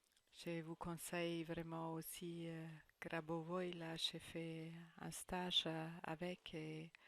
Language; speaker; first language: French; non-native, fluent; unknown